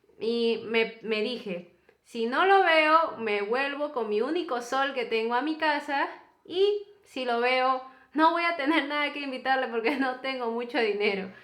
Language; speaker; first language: Spanish; native; Spanish